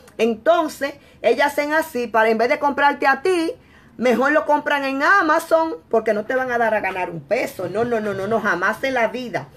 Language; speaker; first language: Spanish; native; Spanish